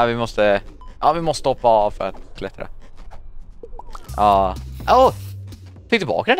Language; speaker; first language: Swedish; native; Swedish